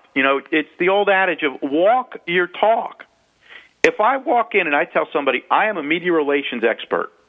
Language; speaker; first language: English; native; English